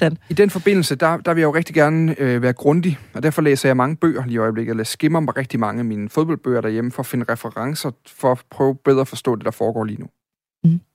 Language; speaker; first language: Danish; native; Danish